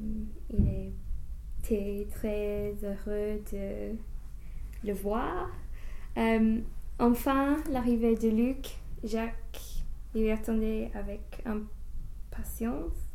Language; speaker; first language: French; non-native, learner; English